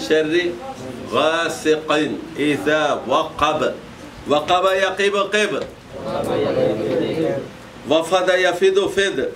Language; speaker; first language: Arabic; non-native, fluent; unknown